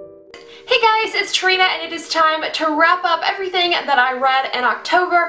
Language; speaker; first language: English; native; English